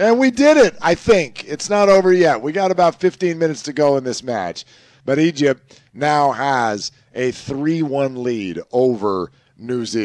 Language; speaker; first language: English; native; English